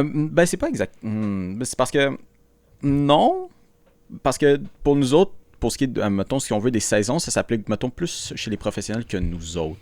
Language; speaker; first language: French; native; French